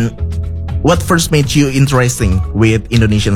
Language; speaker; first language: English; non-native, fluent; Indonesian